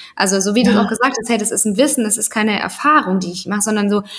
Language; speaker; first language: German; native; German